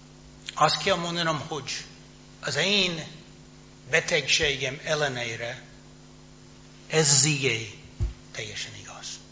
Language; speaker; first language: Hungarian; non-native, fluent; English